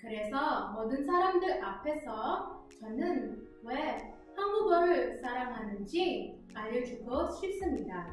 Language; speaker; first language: Korean; non-native, learner; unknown